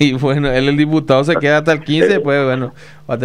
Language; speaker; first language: Spanish; native; Spanish